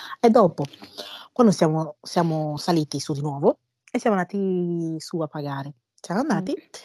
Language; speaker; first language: Italian; early bilingual, other home language; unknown